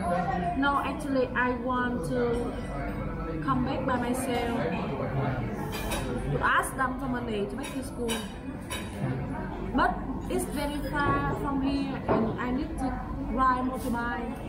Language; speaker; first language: English; non-native, learner; Vietnamese